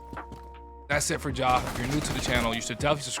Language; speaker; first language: English; native; English